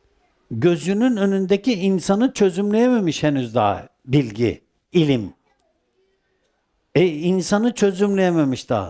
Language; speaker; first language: Turkish; native; Turkish